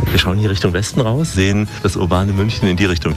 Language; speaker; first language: German; native; German